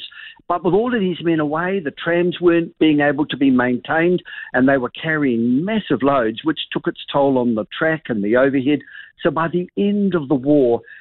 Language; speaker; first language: English; native; English